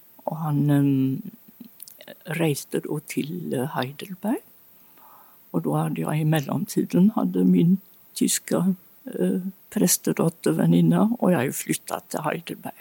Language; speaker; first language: Swedish; native; Swedish